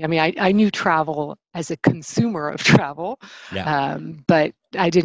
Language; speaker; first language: English; native; English